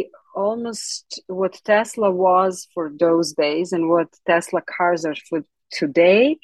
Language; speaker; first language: English; non-native, fluent; Serbian